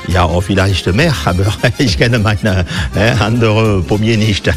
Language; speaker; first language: German; non-native, fluent; French